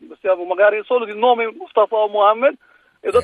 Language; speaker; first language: Italian; non-native, learner; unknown